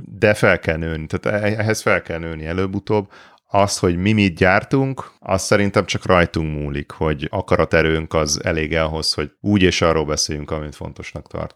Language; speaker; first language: Hungarian; native; Hungarian